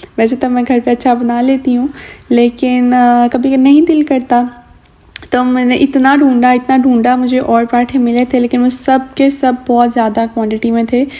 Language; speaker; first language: Urdu; native; Urdu